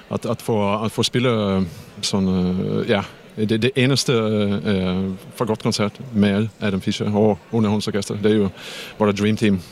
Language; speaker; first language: Danish; non-native, fluent; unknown